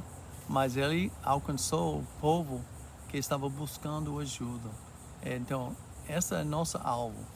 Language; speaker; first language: Portuguese; non-native, fluent; English